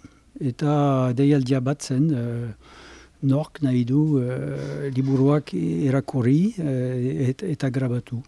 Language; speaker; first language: Basque; non-native, local second language; French